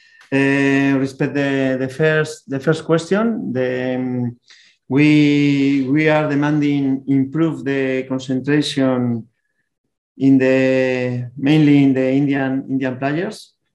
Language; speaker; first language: English; non-native, fluent; Spanish